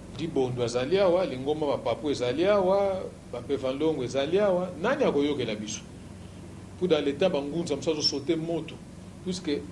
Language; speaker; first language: Lingala; non-native, local second language; Kongo